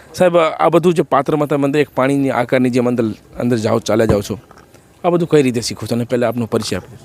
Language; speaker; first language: Gujarati; non-native, local second language; Kachhi